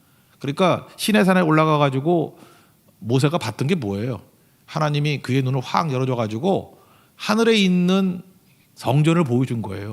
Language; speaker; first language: Korean; native; Korean